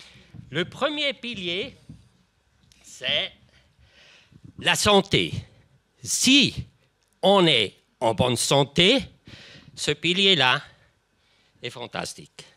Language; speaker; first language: French; non-native, local second language; German